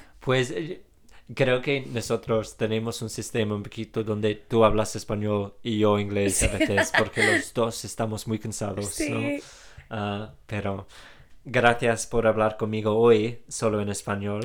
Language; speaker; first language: Spanish; non-native, fluent; English